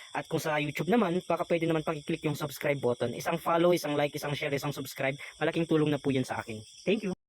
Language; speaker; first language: Filipino; non-native, local second language; Bikol